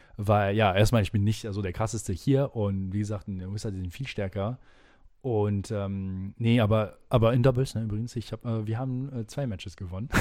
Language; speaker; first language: German; non-native, fluent; French